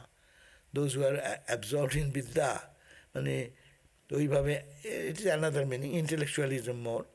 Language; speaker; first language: English; non-native, local second language; Bangla